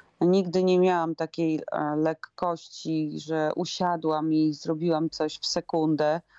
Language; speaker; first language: Polish; native; Polish